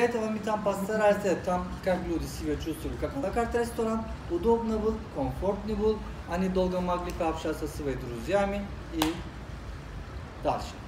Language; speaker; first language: Russian; non-native, learner; Turkish